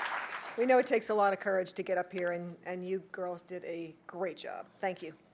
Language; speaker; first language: English; native; English